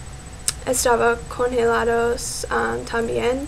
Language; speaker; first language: Spanish; non-native, learner; English